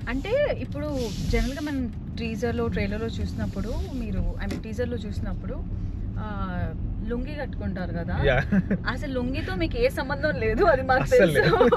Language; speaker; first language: Telugu; native; Telugu